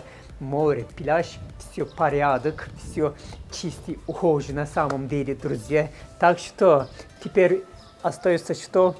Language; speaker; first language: Russian; non-native, fluent; Turkish